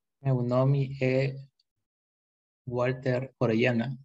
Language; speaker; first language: Portuguese; non-native, learner; Spanish